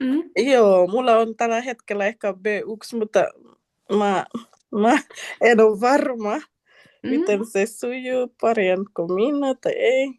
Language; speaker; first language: Finnish; non-native, learner; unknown